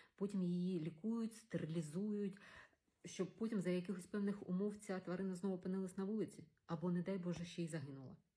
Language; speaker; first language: Ukrainian; native; Ukrainian